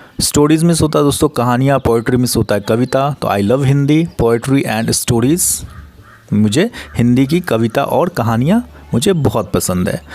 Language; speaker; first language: Hindi; native; Hindi